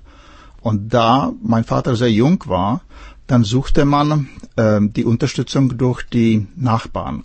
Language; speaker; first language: German; non-native, fluent; Czech